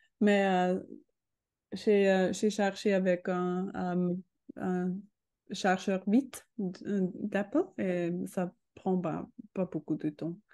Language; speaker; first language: French; non-native, learner; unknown